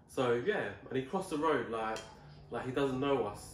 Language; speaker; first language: English; native; English